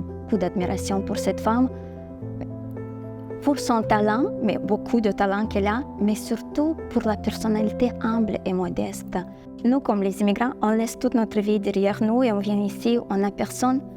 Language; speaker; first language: French; non-native, fluent; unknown